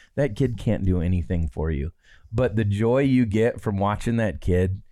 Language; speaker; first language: English; native; English